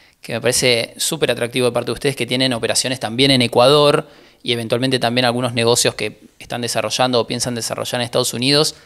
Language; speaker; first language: Spanish; native; Spanish